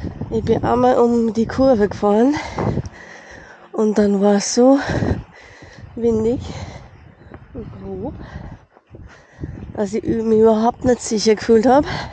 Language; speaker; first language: German; native; German